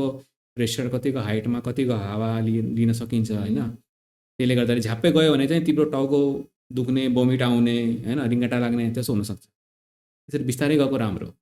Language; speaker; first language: Nepali; native; Nepali